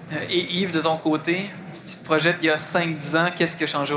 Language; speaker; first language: French; native; French